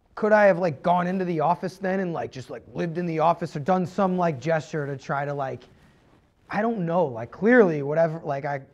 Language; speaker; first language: English; native; English